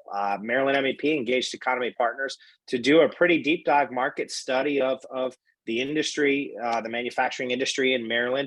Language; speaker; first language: English; native; English